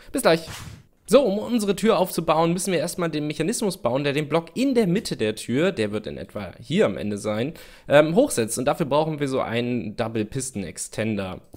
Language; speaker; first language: German; native; German